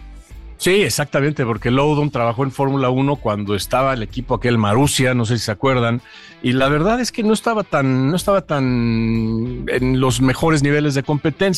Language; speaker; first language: Spanish; native; Spanish